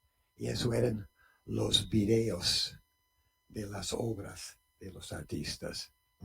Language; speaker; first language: Spanish; non-native, fluent; English